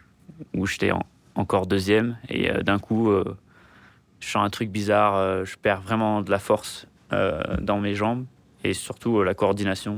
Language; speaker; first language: French; native; French